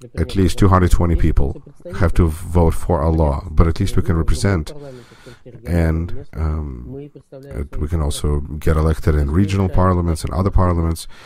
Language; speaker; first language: English; non-native, fluent; Russian